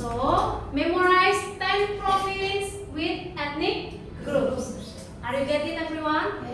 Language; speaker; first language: English; non-native, learner; Indonesian